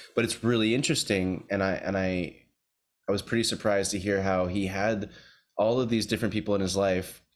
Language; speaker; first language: English; native; English